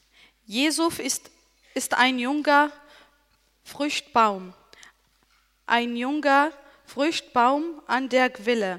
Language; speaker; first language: German; non-native, learner; Arabic